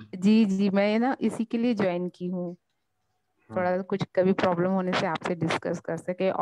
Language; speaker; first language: Hindi; native; Hindi